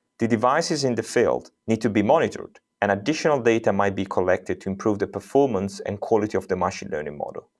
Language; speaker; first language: English; non-native, fluent; Italian